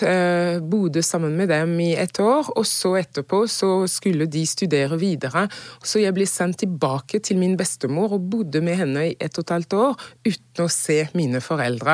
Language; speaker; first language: Norwegian; non-native, fluent; French